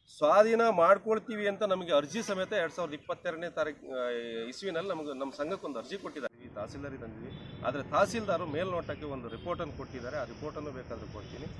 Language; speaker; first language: Kannada; native; Kannada